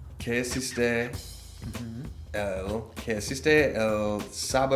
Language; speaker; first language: Spanish; non-native, learner; English